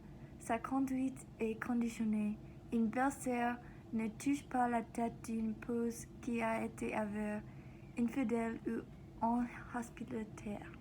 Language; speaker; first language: French; non-native, learner; English